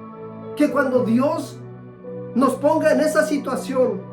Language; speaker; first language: Spanish; native; Spanish